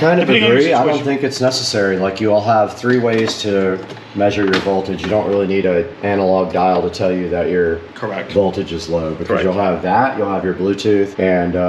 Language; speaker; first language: English; native; English